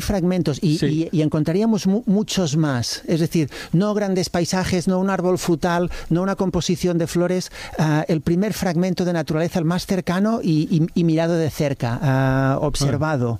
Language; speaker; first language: Spanish; native; Spanish